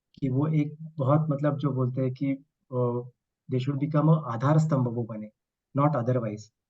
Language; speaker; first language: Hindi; non-native, local second language; Marathi